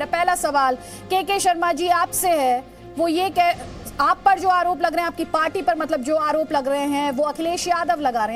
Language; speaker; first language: Hindi; native; Hindi